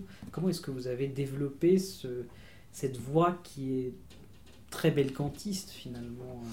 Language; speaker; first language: French; native; French